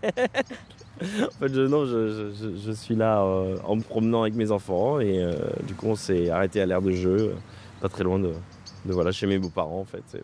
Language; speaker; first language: French; native; French